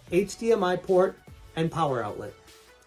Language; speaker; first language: English; native; English